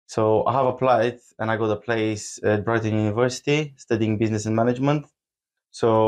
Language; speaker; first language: English; non-native, fluent; Bulgarian